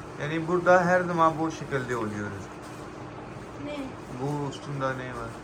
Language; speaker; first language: Turkish; non-native, learner; Punjabi